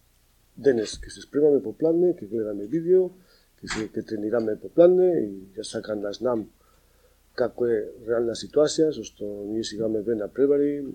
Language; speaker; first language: Macedonian; non-native, learner; Spanish